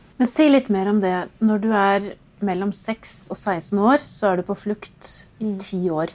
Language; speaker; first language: Norwegian; native; Norwegian